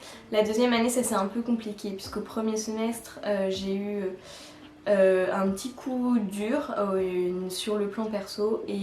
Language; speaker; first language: French; native; French